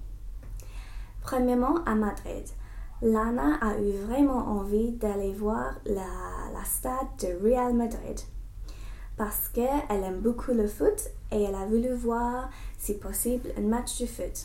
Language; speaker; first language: French; non-native, learner; English